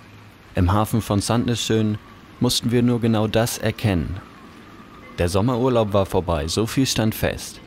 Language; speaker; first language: German; native; German